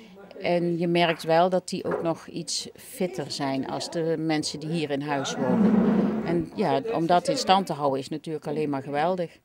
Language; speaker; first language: Dutch; native; Dutch